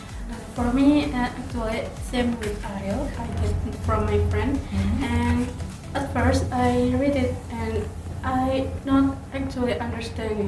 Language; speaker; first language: English; non-native, learner; Indonesian